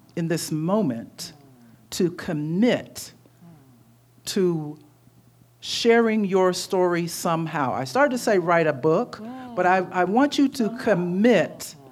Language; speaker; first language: English; native; English